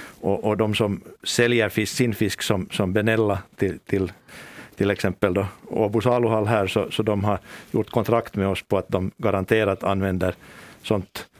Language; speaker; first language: Swedish; native; Swedish